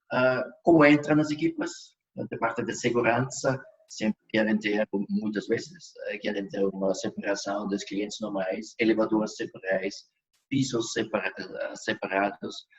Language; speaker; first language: Portuguese; non-native, fluent; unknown